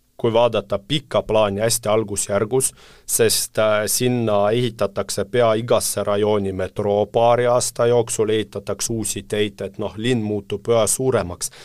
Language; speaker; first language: Estonian; non-native, local second language; Russian